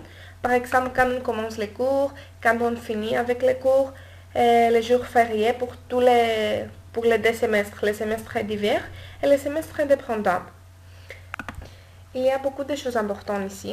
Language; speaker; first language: French; non-native, learner; Greek